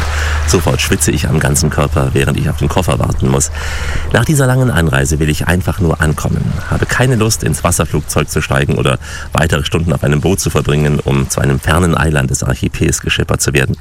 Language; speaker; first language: German; native; German